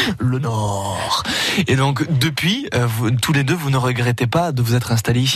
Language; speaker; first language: French; native; French